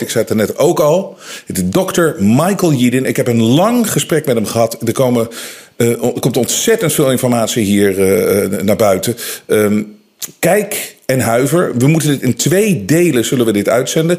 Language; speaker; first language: Dutch; native; Dutch